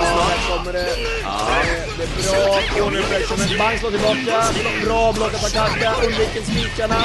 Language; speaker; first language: Swedish; native; Swedish